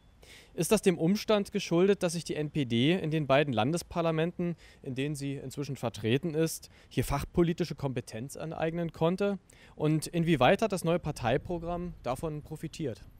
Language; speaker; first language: German; native; German